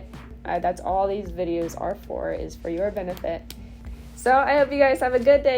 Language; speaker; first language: English; native; English